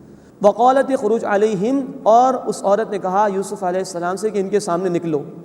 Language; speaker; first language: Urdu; native; Urdu